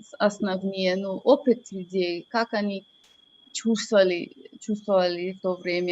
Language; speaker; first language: Russian; non-native, fluent; English